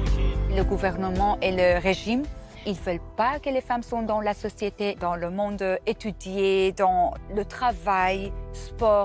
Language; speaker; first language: French; non-native, fluent; Persian